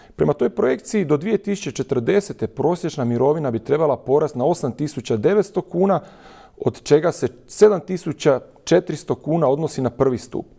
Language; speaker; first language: Croatian; native; Croatian